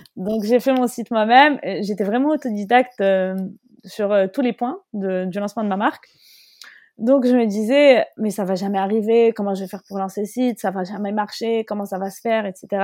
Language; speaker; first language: French; non-native, local second language; Arabic